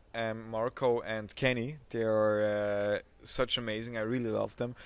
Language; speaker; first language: English; non-native, fluent; Swiss German